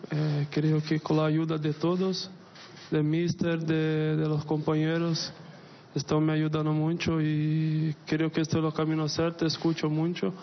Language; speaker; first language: Spanish; non-native, fluent; Portuguese